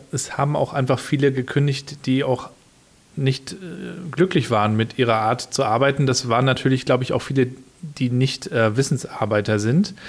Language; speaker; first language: German; native; German